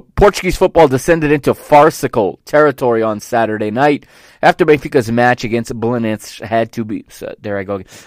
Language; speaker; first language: English; native; English